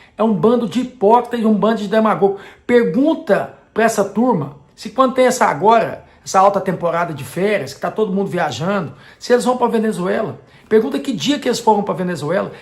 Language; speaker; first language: Portuguese; native; Portuguese